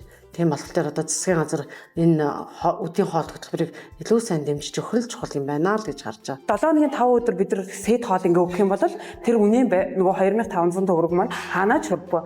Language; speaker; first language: Mongolian; native; Mongolian